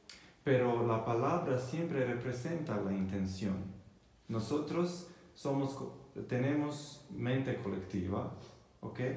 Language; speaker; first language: Spanish; non-native, fluent; Croatian